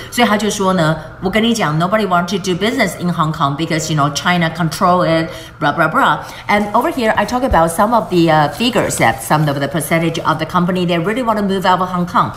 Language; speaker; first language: English; non-native, fluent; Chinese